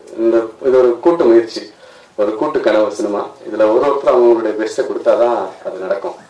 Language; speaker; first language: Tamil; native; Tamil